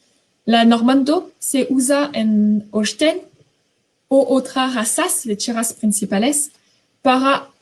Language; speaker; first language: Spanish; non-native, fluent; French